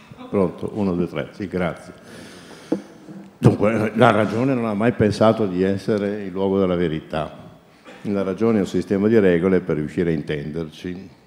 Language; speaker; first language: Italian; native; Italian